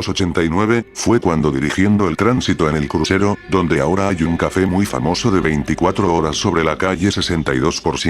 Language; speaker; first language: Spanish; native; Spanish